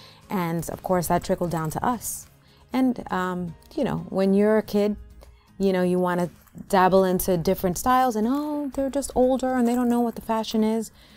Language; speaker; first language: English; early bilingual, other home language; Spanish